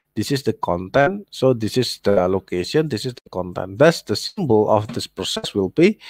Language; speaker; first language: English; non-native, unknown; Indonesian